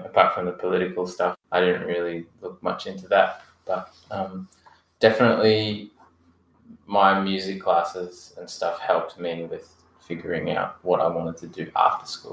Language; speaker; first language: English; native; English